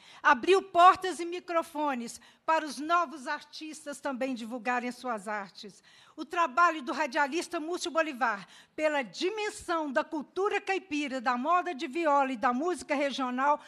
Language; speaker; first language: Portuguese; native; Portuguese